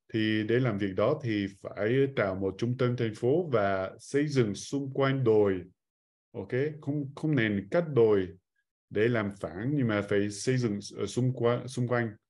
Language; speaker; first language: Vietnamese; non-native, fluent; French